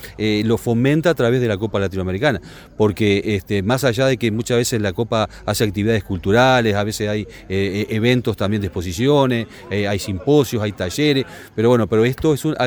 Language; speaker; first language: Spanish; native; Spanish